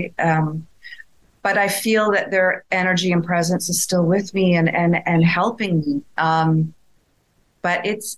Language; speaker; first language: English; native; English